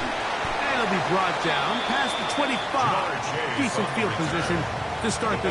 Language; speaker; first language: English; native; English